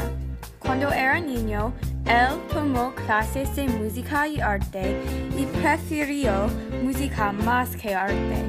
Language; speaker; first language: Spanish; non-native, learner; English